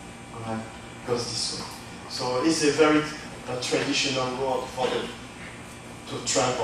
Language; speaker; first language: English; non-native, fluent; French